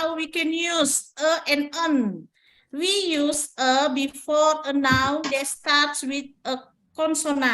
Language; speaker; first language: English; non-native, learner; Indonesian